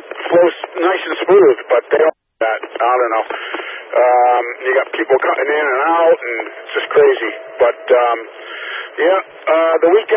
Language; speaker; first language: English; native; English